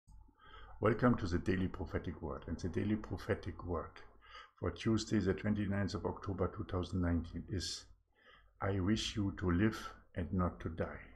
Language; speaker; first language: English; non-native, fluent; German